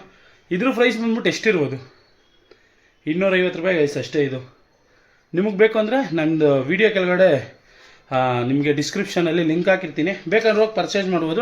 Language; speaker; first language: Kannada; native; Kannada